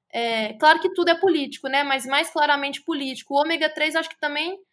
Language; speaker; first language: Portuguese; native; Portuguese